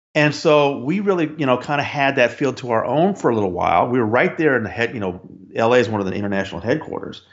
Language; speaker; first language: English; native; English